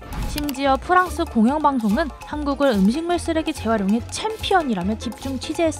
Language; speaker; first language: Korean; native; Korean